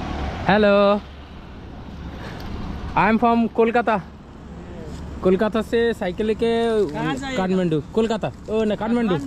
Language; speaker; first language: Hindi; non-native, local second language; Bangla